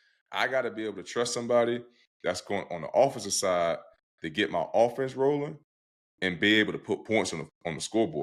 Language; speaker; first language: English; native; English